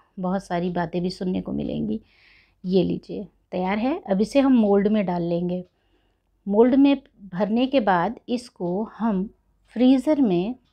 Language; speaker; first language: Hindi; native; Hindi